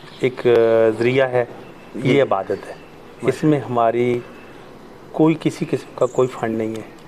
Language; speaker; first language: Urdu; non-native, local second language; Punjabi